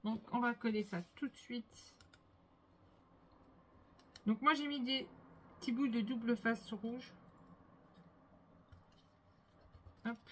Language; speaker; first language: French; native; French